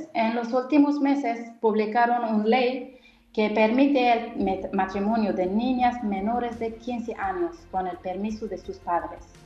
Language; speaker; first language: Spanish; non-native, fluent; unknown